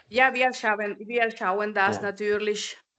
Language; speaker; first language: German; non-native, learner; Spanish